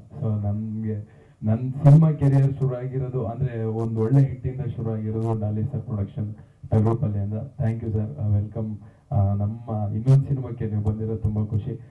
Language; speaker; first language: Kannada; native; Kannada